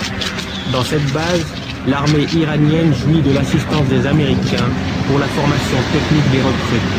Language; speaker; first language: French; native; French